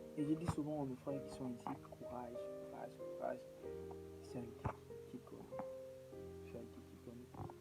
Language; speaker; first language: French; non-native, local second language; Lingala